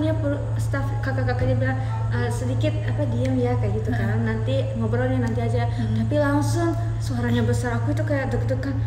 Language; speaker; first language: Indonesian; early bilingual, heritage; Japanese